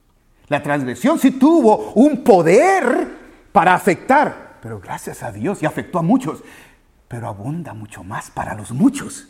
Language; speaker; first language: Spanish; native; Spanish